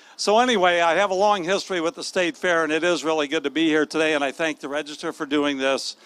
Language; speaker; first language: English; native; English